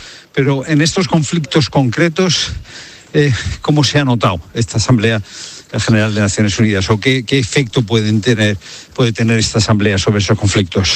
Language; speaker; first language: Spanish; native; Spanish